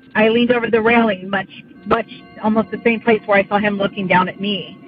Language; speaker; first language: English; native; English